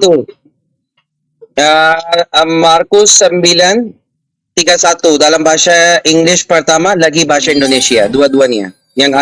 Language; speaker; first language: Indonesian; non-native, fluent; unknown